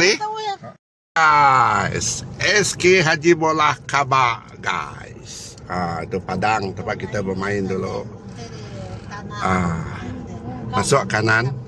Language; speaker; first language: Malay; native; Malay